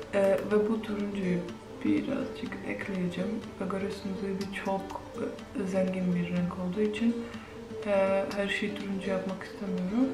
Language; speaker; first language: Turkish; non-native, fluent; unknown